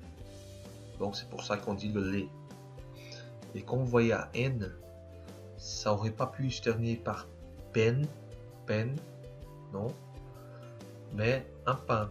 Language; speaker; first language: French; non-native, fluent; Portuguese